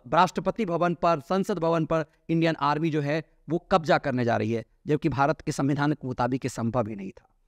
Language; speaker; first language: Hindi; native; Hindi